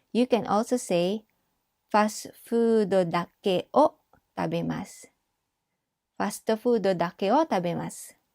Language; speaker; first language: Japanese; non-native, fluent; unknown